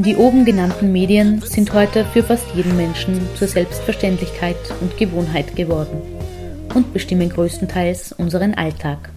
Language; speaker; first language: German; native; German